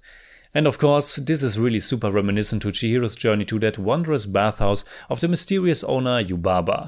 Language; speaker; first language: English; non-native, fluent; German